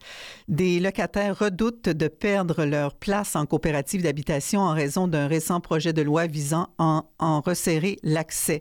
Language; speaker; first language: French; native; French